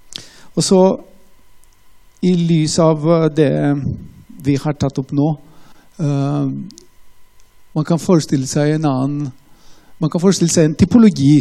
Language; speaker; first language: Norwegian; non-native, fluent; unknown